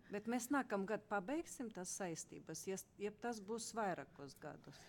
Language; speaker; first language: Latvian; non-native, local second language; Russian